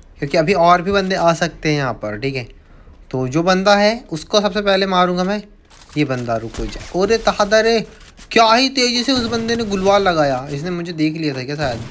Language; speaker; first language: Hindi; native; Hindi